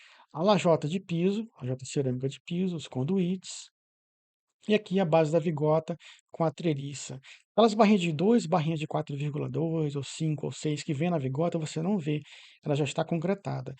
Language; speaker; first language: Portuguese; native; Portuguese